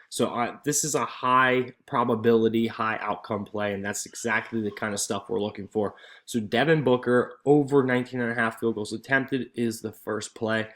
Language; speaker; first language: English; native; English